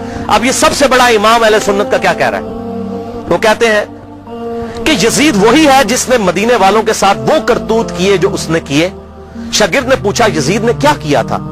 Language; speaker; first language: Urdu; non-native, local second language; Punjabi